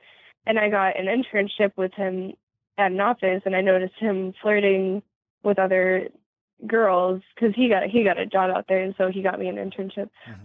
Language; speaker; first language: English; native; English